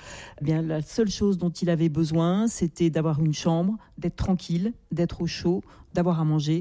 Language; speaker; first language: French; native; French